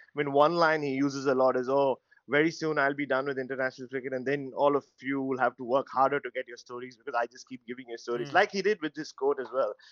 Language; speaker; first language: English; non-native, local second language; Tamil